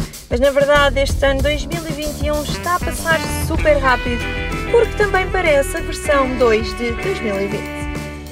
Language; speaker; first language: Portuguese; native; Portuguese